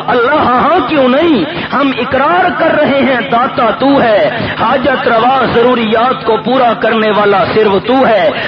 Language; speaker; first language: Urdu; non-native, local second language; Pashto